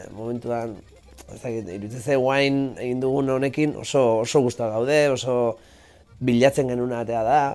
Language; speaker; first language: Basque; native; Basque